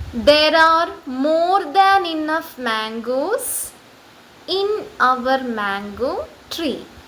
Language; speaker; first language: English; non-native, local second language; Malayalam